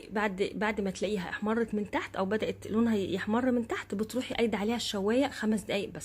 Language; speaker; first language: Arabic; native; Arabic